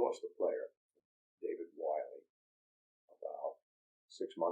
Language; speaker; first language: English; native; English